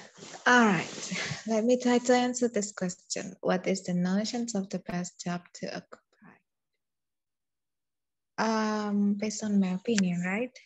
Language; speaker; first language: English; non-native, learner; Indonesian